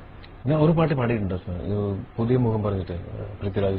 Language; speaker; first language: Malayalam; early bilingual, heritage; Malayalam